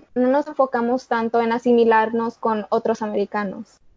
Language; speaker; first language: Spanish; early bilingual, heritage; Spanish